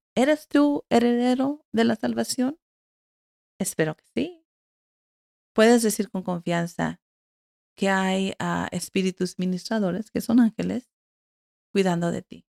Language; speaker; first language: Spanish; early bilingual, heritage; Spanish